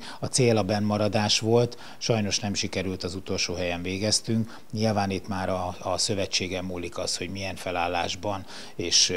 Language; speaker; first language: Hungarian; native; Hungarian